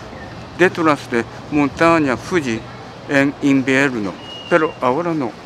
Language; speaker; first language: Spanish; non-native, learner; Japanese